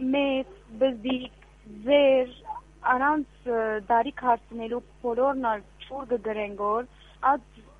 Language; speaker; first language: Armenian; early bilingual, heritage; Armenian